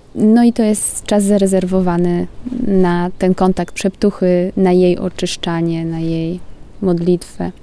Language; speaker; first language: Polish; native; Polish